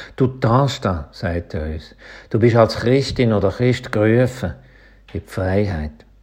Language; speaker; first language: German; native; German